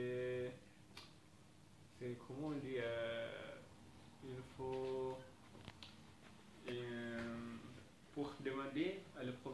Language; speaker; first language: French; non-native, learner; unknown